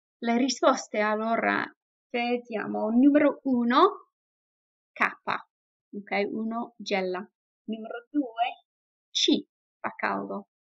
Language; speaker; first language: Italian; non-native, fluent; English